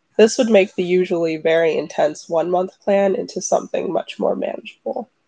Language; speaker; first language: English; native; English